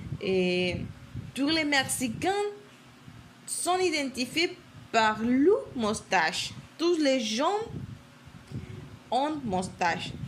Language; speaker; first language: French; non-native, learner; Spanish